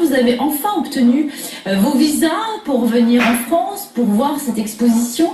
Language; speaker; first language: French; native; French